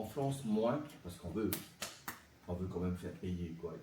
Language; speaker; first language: French; native; French